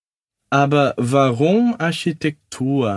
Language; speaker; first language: German; non-native, fluent; Portuguese